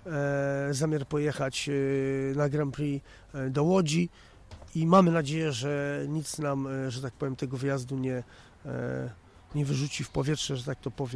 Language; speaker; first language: Polish; native; Polish